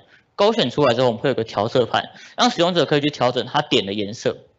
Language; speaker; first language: Chinese; native; Chinese